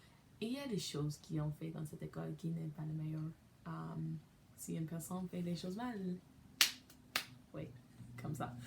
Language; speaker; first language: French; non-native, learner; English